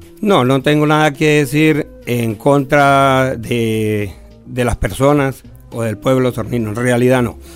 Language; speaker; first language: Spanish; native; Spanish